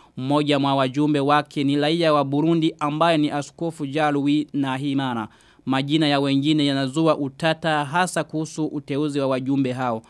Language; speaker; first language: Swahili; non-native, local second language; Rundi